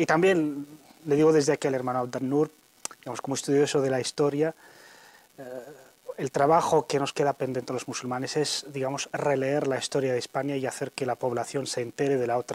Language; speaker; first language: Spanish; native; Spanish